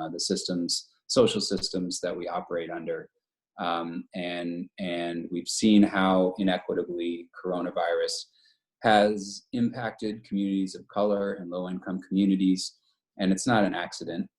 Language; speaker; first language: English; native; English